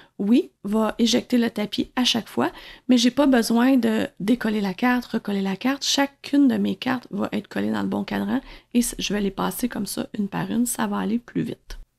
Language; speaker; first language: French; native; French